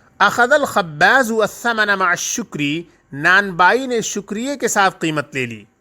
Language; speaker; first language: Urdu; native; Urdu